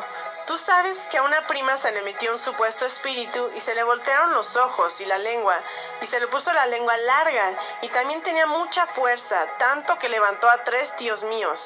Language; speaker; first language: Spanish; native; Spanish